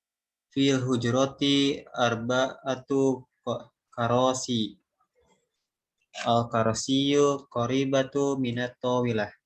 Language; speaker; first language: Arabic; non-native, learner; Indonesian